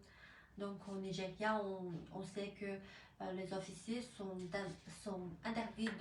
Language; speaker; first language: French; non-native, fluent; Chinese